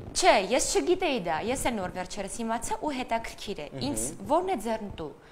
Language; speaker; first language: Armenian; native; Armenian